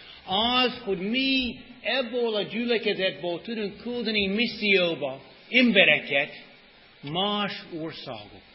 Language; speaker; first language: Hungarian; non-native, fluent; English